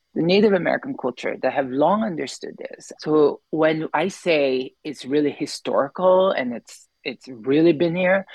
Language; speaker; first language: English; non-native, local second language; Filipino